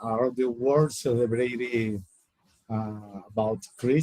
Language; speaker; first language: English; non-native, learner; Portuguese